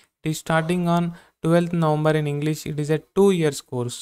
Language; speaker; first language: English; non-native, local second language; Telugu